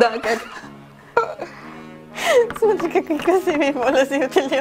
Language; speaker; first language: Russian; non-native, learner; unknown